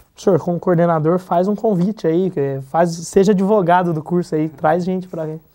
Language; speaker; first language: Portuguese; native; Portuguese